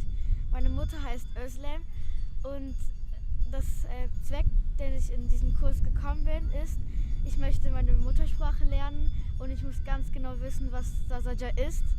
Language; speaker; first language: German; early bilingual, other home language; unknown